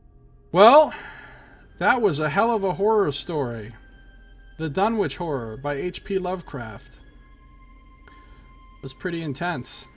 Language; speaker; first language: English; native; English